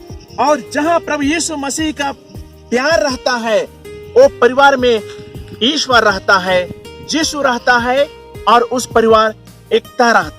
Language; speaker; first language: Hindi; non-native, local second language; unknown